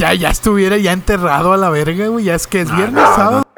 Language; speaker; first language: Spanish; native; Spanish